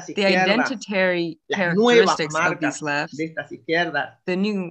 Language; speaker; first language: English; non-native, fluent; Spanish